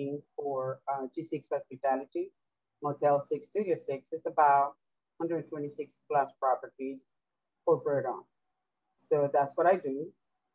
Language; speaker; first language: English; non-native, fluent; Spanish